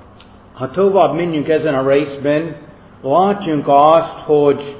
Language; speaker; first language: Hungarian; non-native, fluent; German